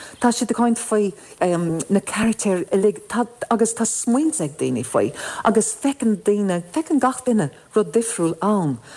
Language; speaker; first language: Irish; non-native, local second language; English